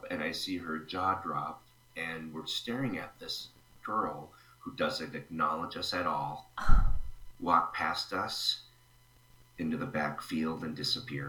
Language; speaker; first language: English; native; English